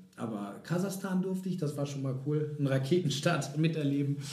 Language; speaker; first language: German; native; German